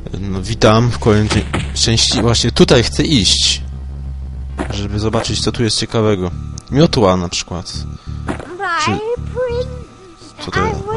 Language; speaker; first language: Polish; native; Polish